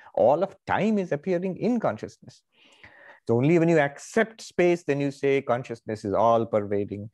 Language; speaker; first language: English; non-native, local second language; Bangla